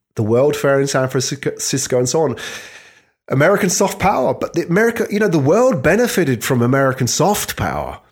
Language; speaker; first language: English; native; English